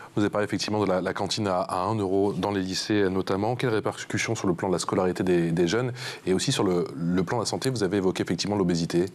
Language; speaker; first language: French; native; French